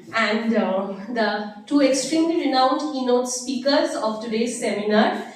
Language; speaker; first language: English; non-native, local second language; Bangla